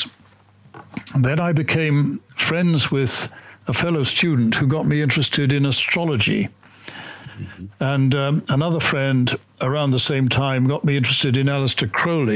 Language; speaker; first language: English; native; English